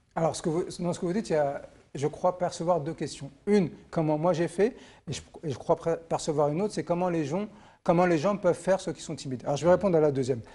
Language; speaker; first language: French; native; French